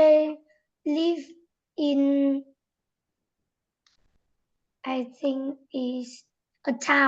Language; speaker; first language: English; non-native, learner; Vietnamese